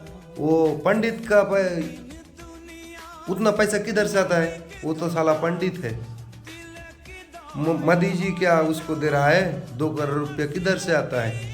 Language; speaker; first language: Hindi; non-native, local second language; Bangla